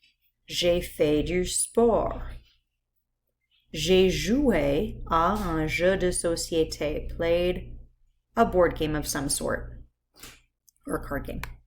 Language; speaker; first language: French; non-native, fluent; English